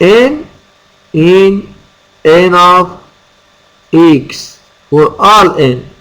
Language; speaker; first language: English; non-native, fluent; Persian